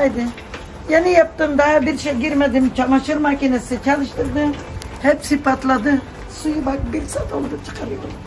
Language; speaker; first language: Turkish; non-native, local second language; Arabic